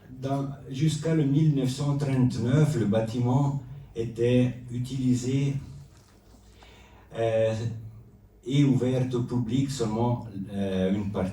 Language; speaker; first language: French; non-native, local second language; Italian